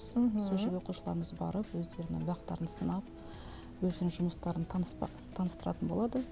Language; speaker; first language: Kazakh; native; Kazakh